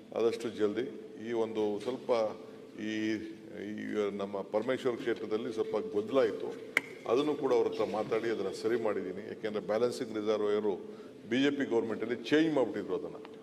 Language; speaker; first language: Kannada; native; Kannada